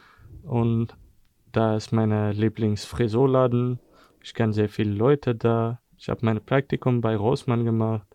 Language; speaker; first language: German; non-native, fluent; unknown